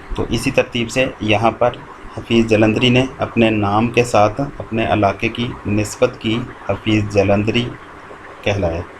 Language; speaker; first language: Urdu; non-native, local second language; Punjabi